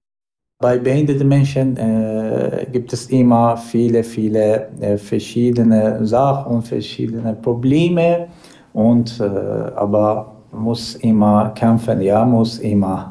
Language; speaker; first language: German; non-native, learner; Persian